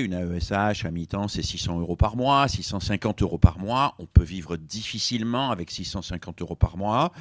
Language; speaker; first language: French; native; French